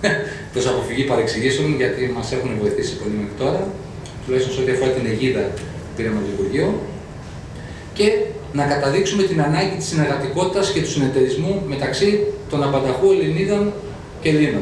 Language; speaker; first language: Greek; native; Greek